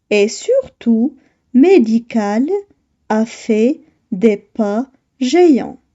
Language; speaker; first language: French; non-native, local second language; Arabic